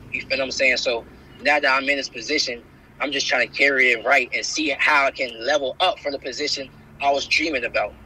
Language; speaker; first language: English; native; English